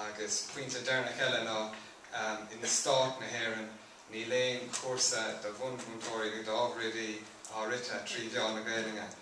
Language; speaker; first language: Irish; native; Irish